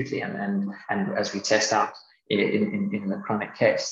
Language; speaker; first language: English; native; English